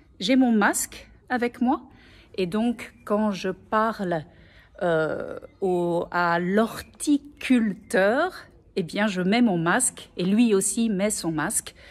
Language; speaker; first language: French; native; French